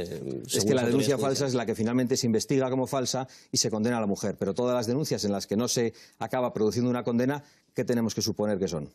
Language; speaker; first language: Spanish; native; Spanish